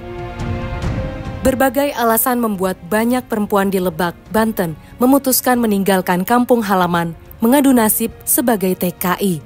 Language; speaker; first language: Indonesian; native; Indonesian